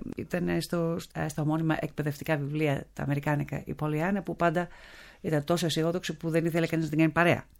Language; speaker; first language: Greek; early bilingual, heritage; Greek